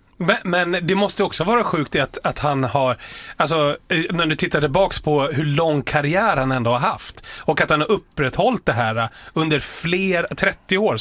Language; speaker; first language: Swedish; native; Swedish